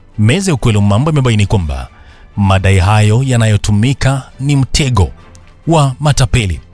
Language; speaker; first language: Swahili; native; Swahili